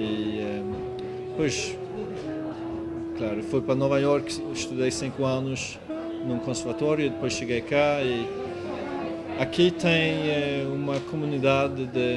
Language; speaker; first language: Portuguese; non-native, fluent; Swedish